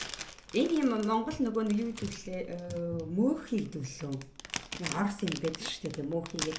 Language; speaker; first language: Mongolian; native; Mongolian